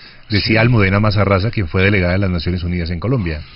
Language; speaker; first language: Spanish; native; Spanish